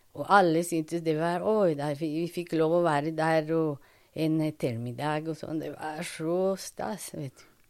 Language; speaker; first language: Norwegian; non-native, fluent; Spanish